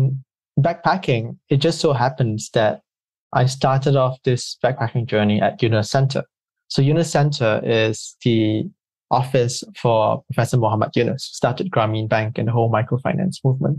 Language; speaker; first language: English; native; English